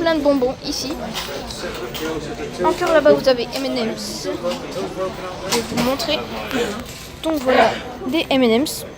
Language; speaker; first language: French; native; French